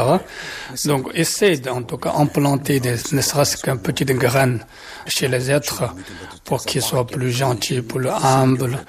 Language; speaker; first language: French; non-native, fluent; Tibetan